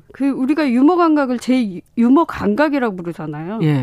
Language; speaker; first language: Korean; native; Korean